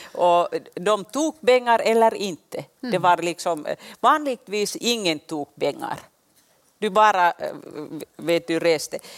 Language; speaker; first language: Swedish; non-native, local second language; Finnish